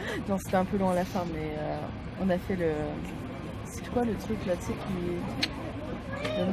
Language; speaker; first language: French; native; French